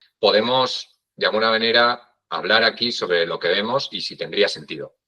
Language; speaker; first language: Spanish; native; Spanish